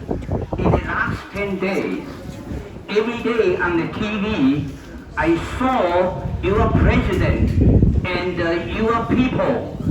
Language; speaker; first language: English; non-native, fluent; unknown